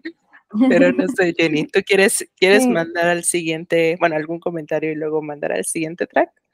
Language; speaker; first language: Spanish; native; Spanish